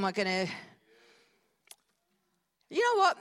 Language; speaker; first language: English; native; English